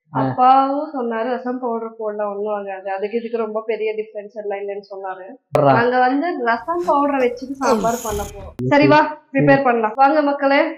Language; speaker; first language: Tamil; non-native, local second language; Telugu